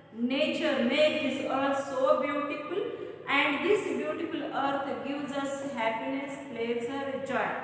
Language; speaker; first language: English; non-native, local second language; Kannada